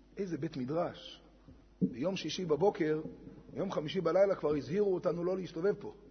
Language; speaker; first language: Hebrew; native; Hebrew